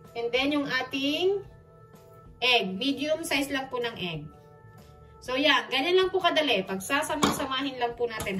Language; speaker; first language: Filipino; native; Filipino